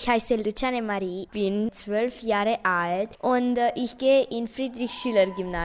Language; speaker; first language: German; non-native, local second language; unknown